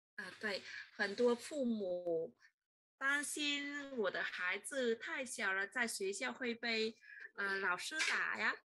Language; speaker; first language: Chinese; non-native, fluent; Vietnamese